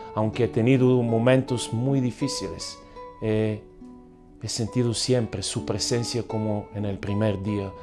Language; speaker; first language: Spanish; non-native, fluent; Bulgarian